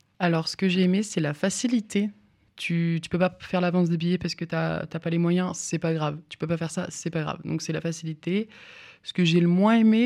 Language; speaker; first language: French; native; French